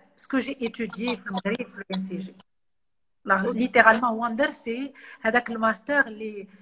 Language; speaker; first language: French; non-native, local second language; Arabic